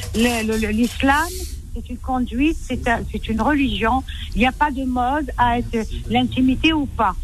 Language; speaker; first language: French; non-native, local second language; Arabic